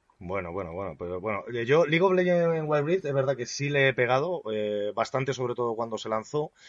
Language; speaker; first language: Spanish; native; Spanish